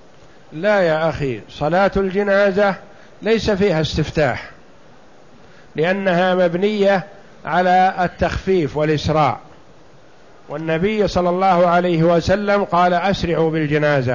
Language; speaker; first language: Arabic; native; Arabic